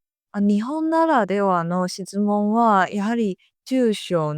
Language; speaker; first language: Japanese; non-native, fluent; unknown